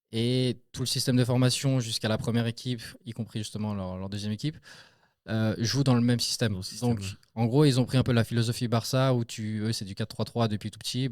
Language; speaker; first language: French; native; French